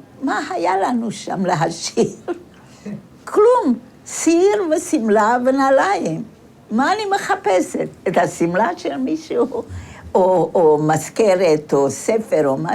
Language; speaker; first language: Hebrew; non-native, fluent; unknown